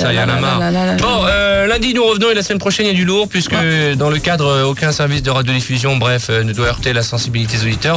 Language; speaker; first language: French; native; French